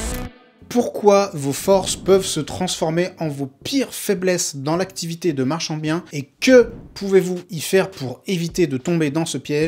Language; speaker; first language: French; native; French